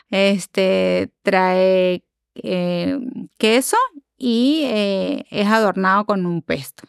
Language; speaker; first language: Spanish; native; Spanish